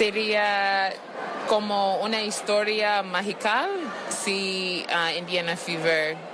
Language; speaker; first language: Spanish; non-native, learner; English